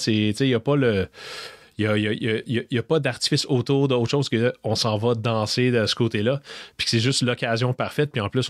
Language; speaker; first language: French; native; French